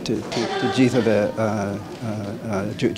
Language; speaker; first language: Albanian; non-native, learner; English